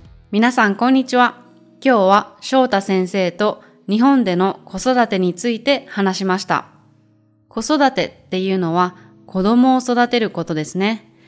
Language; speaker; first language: Japanese; native; Japanese